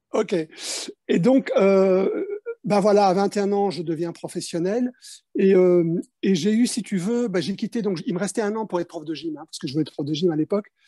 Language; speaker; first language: French; early bilingual, other home language; Spanish